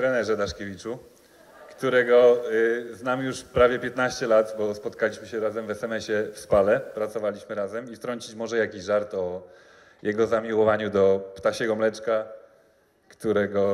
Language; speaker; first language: Polish; native; Polish